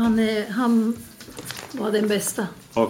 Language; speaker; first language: Swedish; non-native, fluent; Spanish